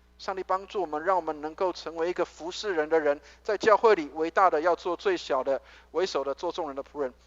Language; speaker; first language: Chinese; native; Chinese